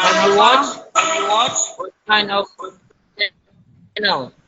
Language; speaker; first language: English; non-native, learner; Indonesian